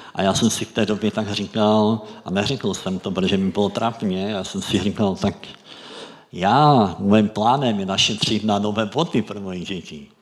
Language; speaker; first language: Czech; native; Czech